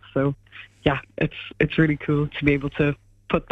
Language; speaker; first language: English; native; English